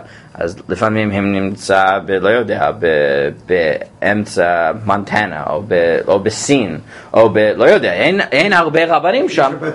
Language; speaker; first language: Hebrew; non-native, fluent; English